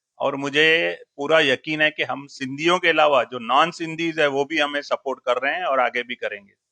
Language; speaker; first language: Hindi; non-native, local second language; Sindhi